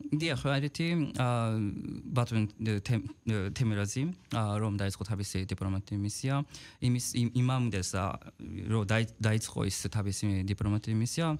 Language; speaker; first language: Georgian; non-native, fluent; Japanese